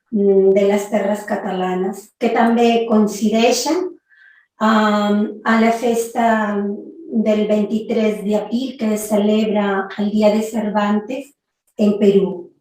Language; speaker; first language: Catalan; non-native, fluent; Spanish